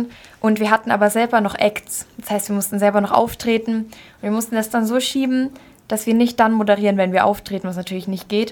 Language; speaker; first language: German; native; German